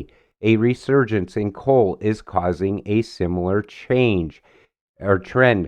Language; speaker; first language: English; native; English